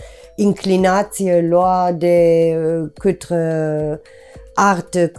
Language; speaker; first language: Romanian; non-native, fluent; German